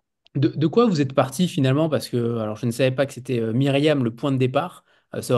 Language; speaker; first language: French; native; French